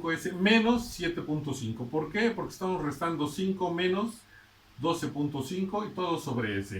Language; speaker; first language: Spanish; native; Spanish